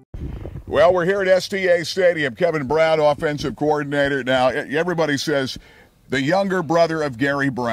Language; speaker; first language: English; native; English